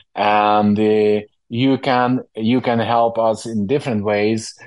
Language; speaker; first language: English; non-native, fluent; Ukrainian